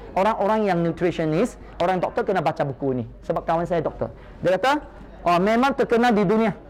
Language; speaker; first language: Malay; non-native, local second language; Chinese